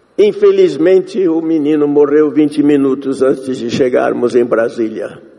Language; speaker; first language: Portuguese; non-native, fluent; English